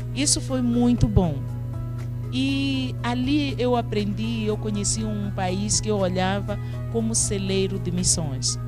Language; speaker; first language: Portuguese; non-native, local second language; Tsonga